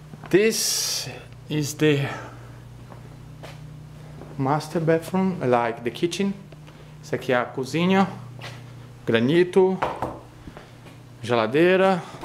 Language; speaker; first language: English; non-native, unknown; Portuguese